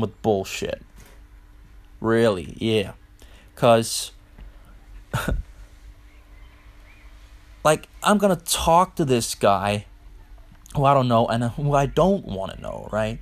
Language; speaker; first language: English; non-native, fluent; Danish